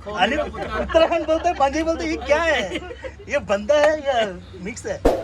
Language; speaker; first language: Hindi; non-native, local second language; Bangla